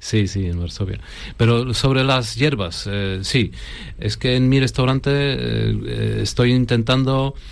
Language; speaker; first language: Spanish; non-native, fluent; Polish